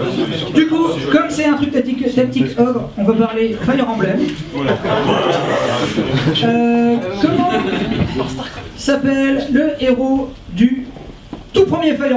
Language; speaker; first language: French; native; French